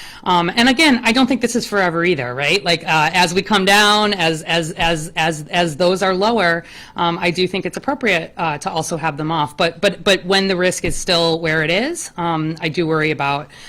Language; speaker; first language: English; native; English